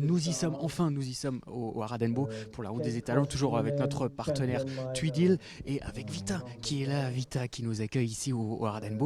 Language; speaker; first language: French; native; French